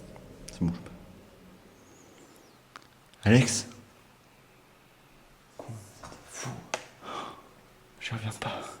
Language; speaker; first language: French; native; French